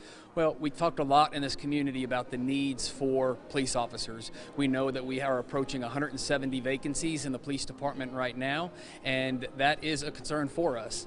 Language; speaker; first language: English; native; English